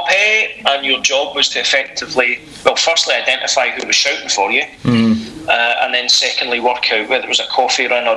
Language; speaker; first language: English; native; English